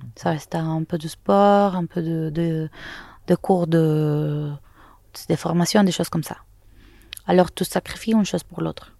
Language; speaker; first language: French; non-native, fluent; Spanish